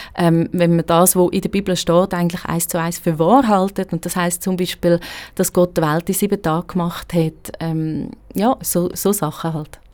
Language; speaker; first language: German; native; German